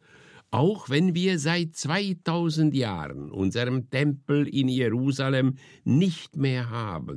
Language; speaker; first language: German; native; German